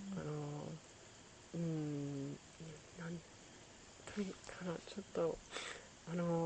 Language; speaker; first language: Japanese; non-native, learner; English